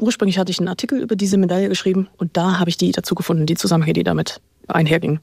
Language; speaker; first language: German; native; German